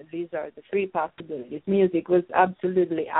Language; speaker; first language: English; non-native, fluent; Italian